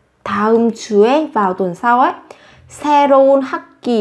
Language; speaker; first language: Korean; non-native, fluent; Vietnamese